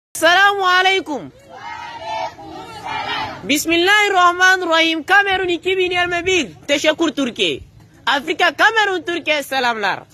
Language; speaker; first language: Turkish; non-native, learner; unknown